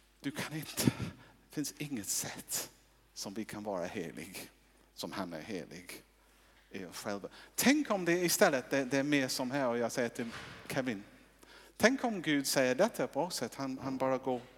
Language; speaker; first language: Swedish; non-native, fluent; English